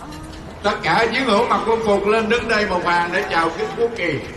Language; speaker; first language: Vietnamese; native; Vietnamese